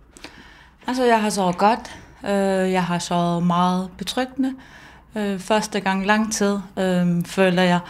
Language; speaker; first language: Danish; non-native, local second language; Kalaallisut